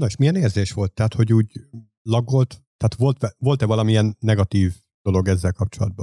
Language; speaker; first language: Hungarian; native; Hungarian